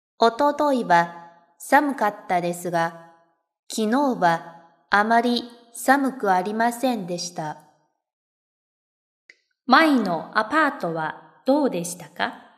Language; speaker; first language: Japanese; non-native, fluent; Chinese